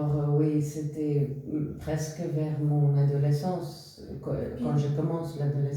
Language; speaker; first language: French; non-native, fluent; Spanish